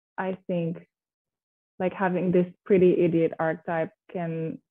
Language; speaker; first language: English; non-native, fluent; Indonesian